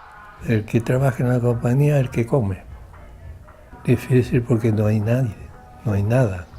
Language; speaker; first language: Spanish; non-native, local second language; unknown